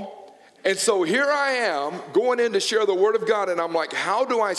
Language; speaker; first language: English; native; English